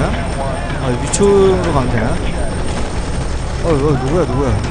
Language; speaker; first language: Korean; native; Korean